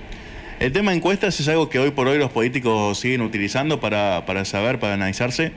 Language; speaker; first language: Spanish; native; Spanish